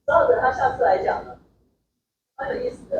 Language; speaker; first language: Chinese; native; Chinese